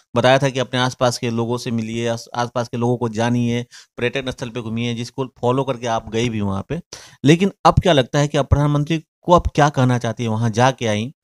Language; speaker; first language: Hindi; native; Hindi